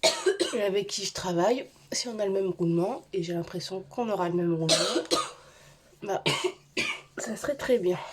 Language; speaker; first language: French; native; French